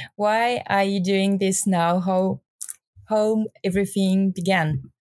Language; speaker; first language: English; non-native, fluent; French